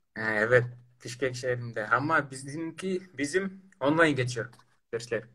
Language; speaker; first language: Turkish; non-native, learner; Kyrgyz